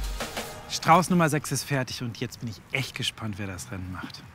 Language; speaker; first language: German; native; German